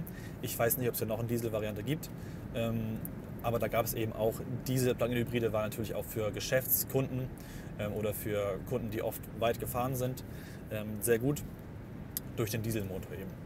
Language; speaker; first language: German; native; German